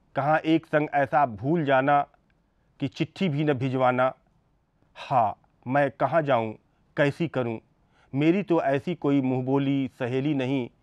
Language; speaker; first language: Hindi; native; Hindi